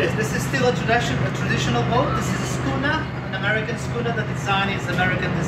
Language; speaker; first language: English; non-native, fluent; Portuguese